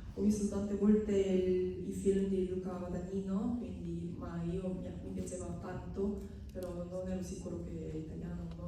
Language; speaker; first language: Italian; non-native, fluent; Korean